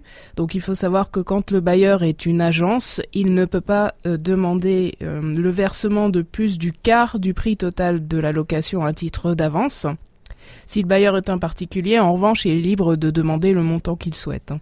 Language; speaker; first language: French; native; French